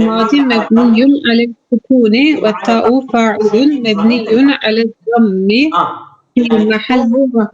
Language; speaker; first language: Arabic; non-native, learner; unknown